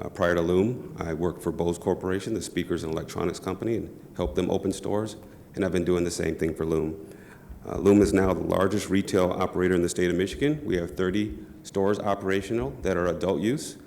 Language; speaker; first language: English; native; English